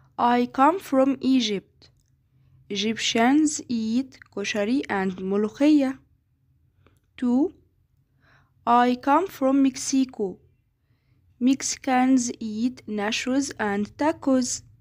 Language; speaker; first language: English; non-native, fluent; Arabic